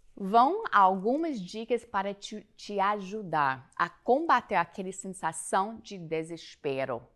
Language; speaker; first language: Portuguese; non-native, fluent; English